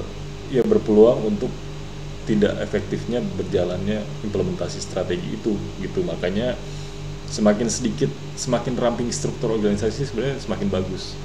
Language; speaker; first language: Indonesian; native; Indonesian